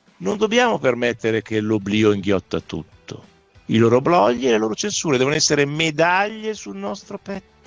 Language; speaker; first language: Italian; native; Italian